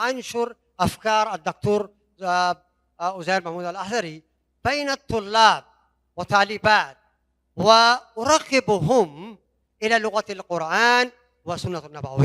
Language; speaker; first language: Arabic; non-native, fluent; Urdu